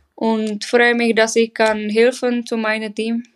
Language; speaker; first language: German; non-native, learner; Czech